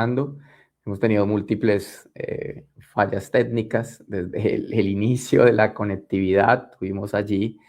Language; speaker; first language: Spanish; native; Spanish